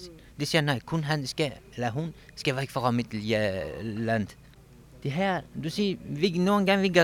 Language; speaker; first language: Danish; non-native, learner; Kurdish